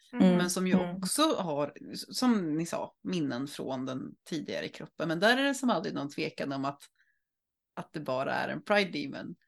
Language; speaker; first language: Swedish; native; Swedish